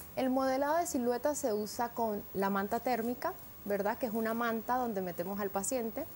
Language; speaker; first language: Spanish; native; Spanish